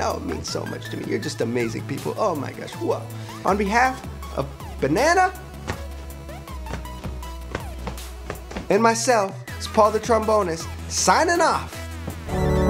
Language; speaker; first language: English; native; English